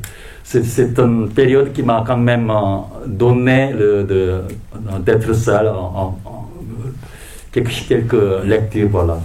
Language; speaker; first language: French; non-native, fluent; Korean